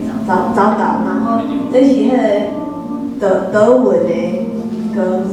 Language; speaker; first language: Chinese; early bilingual, heritage; Chinese